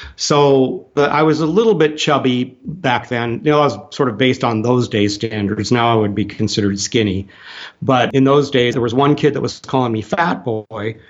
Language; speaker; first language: English; native; English